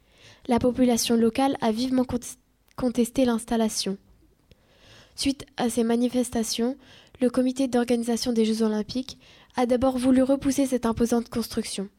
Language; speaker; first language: French; native; French